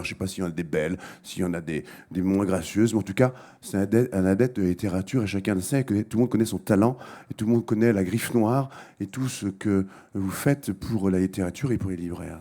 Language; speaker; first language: French; native; French